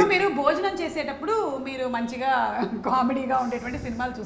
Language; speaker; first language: Telugu; native; Telugu